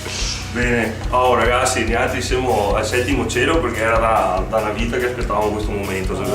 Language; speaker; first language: Italian; native; Italian